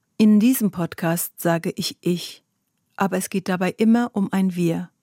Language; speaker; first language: German; early bilingual, other home language; Zaza